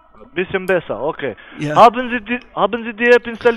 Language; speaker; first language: German; non-native, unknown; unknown